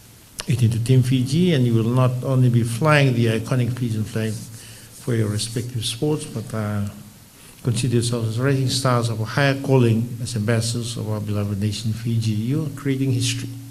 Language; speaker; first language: English; non-native, local second language; Fijian